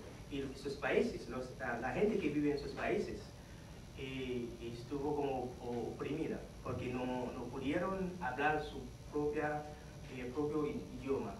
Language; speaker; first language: Spanish; non-native, fluent; Haitian Creole